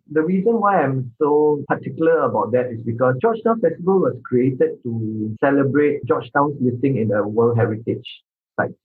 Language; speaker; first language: English; non-native, local second language; Min Nan Chinese